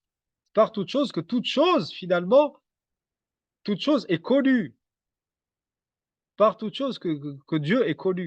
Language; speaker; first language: French; native; French